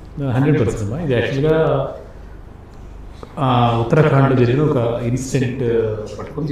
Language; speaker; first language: Telugu; native; Telugu